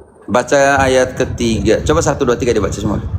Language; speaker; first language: Indonesian; native; Indonesian